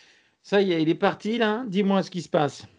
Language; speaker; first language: French; native; French